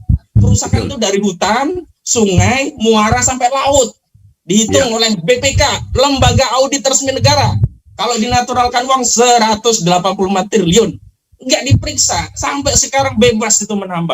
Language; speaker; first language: Indonesian; native; Indonesian